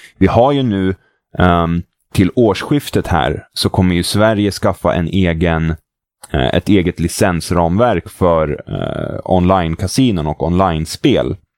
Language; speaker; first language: Swedish; native; Swedish